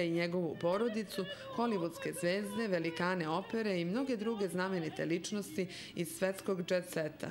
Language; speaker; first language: Serbian; native; Serbian